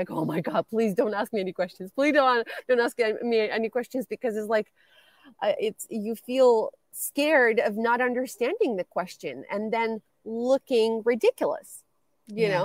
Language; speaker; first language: English; non-native, fluent; Romanian